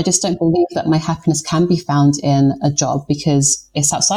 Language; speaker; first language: English; native; English